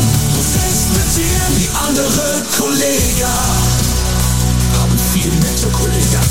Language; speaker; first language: German; non-native, learner; Italian